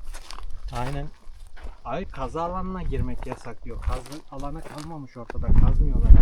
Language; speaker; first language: Turkish; native; Turkish